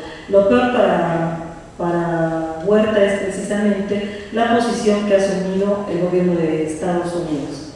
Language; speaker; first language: Spanish; native; Spanish